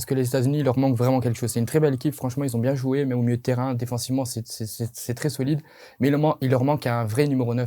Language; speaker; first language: French; native; French